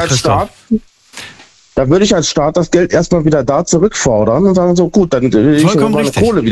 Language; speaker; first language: German; native; German